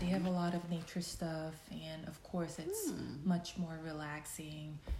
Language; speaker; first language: English; non-native, fluent; Korean